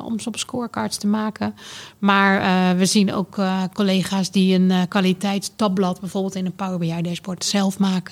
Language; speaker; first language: Dutch; native; Dutch